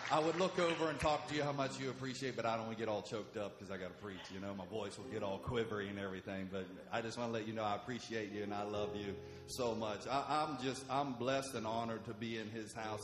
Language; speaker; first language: English; native; English